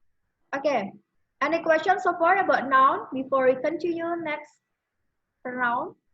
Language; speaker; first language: English; non-native, fluent; Indonesian